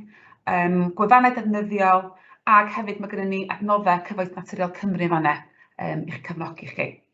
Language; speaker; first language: Welsh; native; Welsh